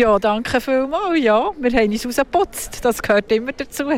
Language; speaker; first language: German; native; German